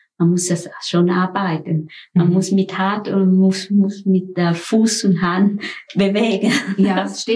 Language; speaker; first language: German; non-native, learner; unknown